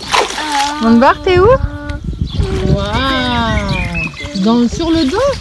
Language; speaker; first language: French; native; French